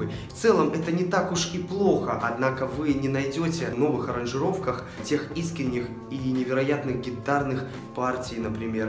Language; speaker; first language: Russian; native; Russian